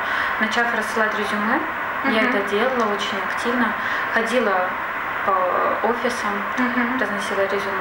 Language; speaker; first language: Russian; native; Russian